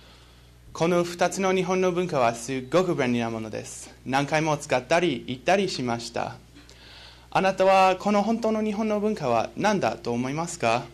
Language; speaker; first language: Japanese; non-native, learner; English